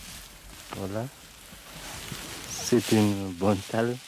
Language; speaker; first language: French; non-native, local second language; Malagasy